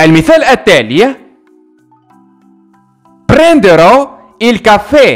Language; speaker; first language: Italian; non-native, fluent; Arabic